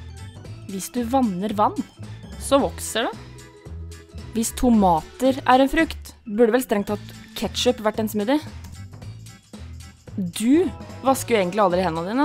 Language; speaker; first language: Norwegian; native; Norwegian